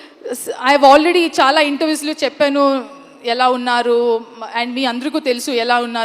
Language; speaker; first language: Telugu; non-native, learner; Kannada